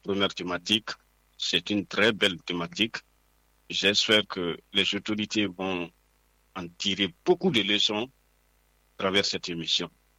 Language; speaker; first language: French; non-native, local second language; Fula